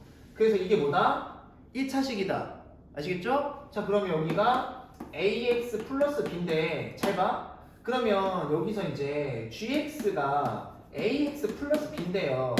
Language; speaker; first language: Korean; native; Korean